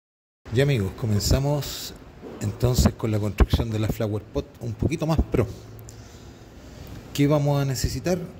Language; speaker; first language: Spanish; native; Spanish